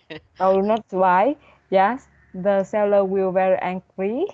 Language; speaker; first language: English; non-native, learner; Vietnamese